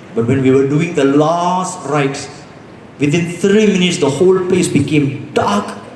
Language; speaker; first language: English; non-native, local second language; Tamil